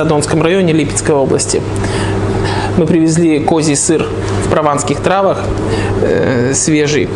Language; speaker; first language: Russian; native; Russian